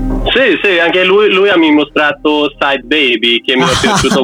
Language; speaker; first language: Italian; non-native, learner; Norwegian